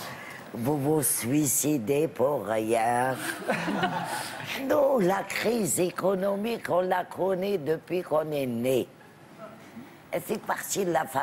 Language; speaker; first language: French; non-native, local second language; Arabic